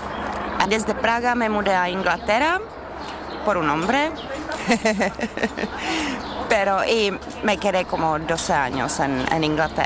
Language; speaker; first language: Spanish; non-native, fluent; Czech